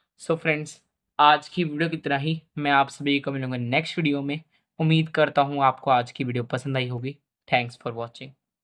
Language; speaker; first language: Hindi; non-native, local second language; Punjabi